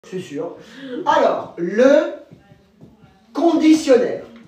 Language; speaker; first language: French; native; French